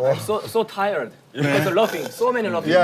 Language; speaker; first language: English; non-native, learner; Korean